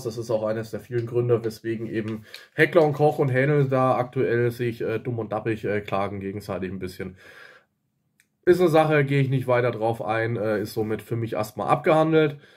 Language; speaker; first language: German; native; German